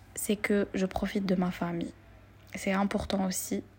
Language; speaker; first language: French; non-native, local second language; Arabic